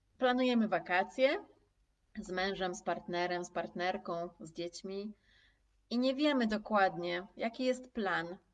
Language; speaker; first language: Polish; native; Polish